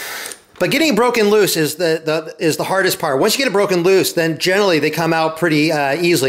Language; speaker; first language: English; native; English